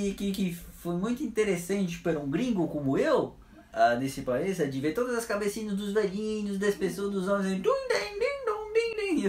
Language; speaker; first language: Portuguese; non-native, fluent; French